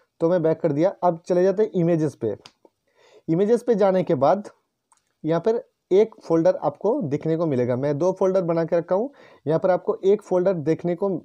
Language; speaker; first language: Hindi; non-native, local second language; Bangla